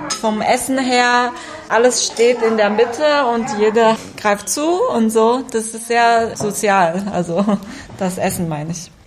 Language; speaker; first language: German; non-native, fluent; Chinese